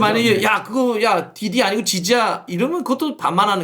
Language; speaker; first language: Korean; native; Korean